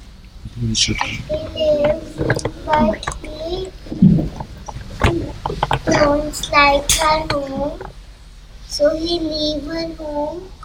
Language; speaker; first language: English; non-native, learner; Hindi